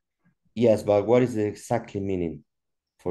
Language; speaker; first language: English; non-native, learner; Spanish